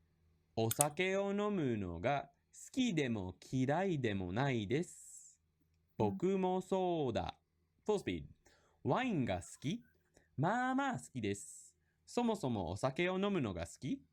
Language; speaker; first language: Japanese; non-native, fluent; English